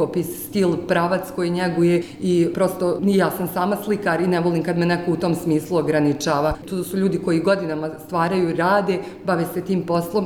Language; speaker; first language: Croatian; native; Croatian